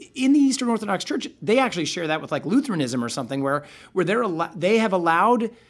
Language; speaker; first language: English; native; English